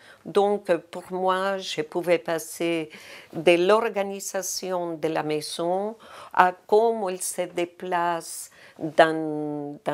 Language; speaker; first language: French; non-native, fluent; Spanish